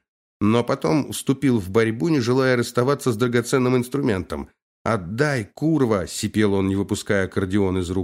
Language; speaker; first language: Russian; native; Russian